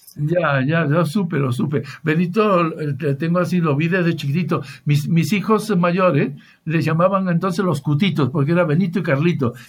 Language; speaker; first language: Spanish; native; Spanish